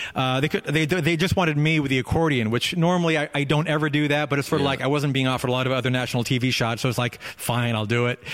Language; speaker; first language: English; native; English